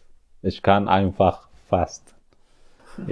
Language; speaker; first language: German; non-native, learner; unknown